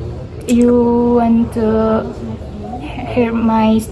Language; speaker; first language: English; non-native, learner; Indonesian